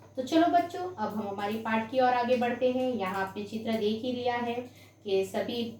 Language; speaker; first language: Hindi; non-native, local second language; Gujarati